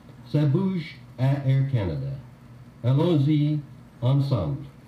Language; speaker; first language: French; non-native, fluent; English